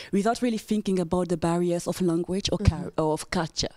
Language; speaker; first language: English; non-native, fluent; French